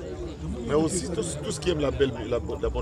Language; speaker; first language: French; non-native, local second language; Lingala